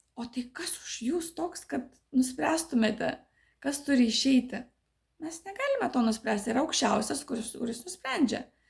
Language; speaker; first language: Lithuanian; native; Lithuanian